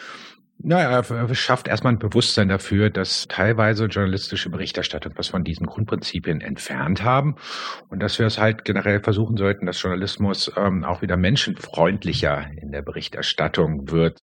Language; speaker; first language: German; native; German